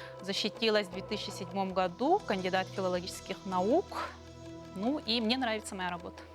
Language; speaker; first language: Russian; non-native, local second language; Yakut